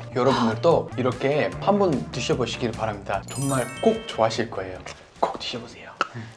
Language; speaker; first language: Korean; non-native, fluent; Azerbaijani